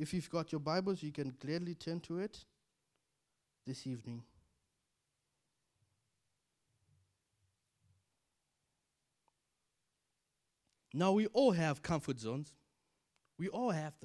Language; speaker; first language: English; non-native, local second language; Shona